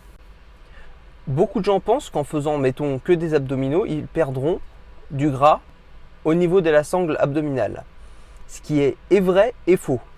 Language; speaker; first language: French; native; French